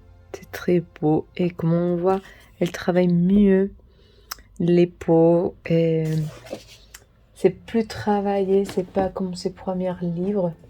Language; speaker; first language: French; non-native, learner; Spanish